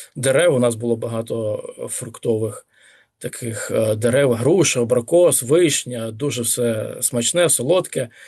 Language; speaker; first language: Ukrainian; native; Ukrainian